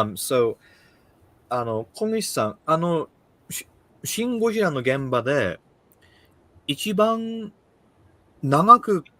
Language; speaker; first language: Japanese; early bilingual, heritage; Japanese